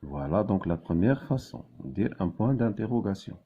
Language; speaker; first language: French; non-native, local second language; Arabic